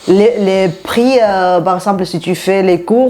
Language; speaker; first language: French; non-native, fluent; Spanish